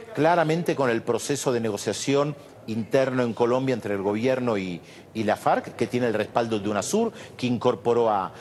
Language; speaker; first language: Spanish; native; Spanish